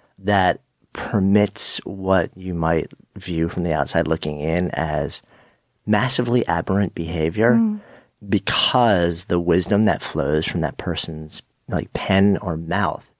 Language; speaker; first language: English; native; English